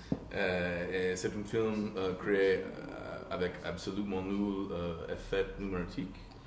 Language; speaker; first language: French; non-native, learner; English